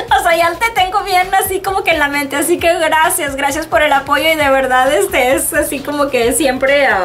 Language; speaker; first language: Spanish; early bilingual, heritage; Spanish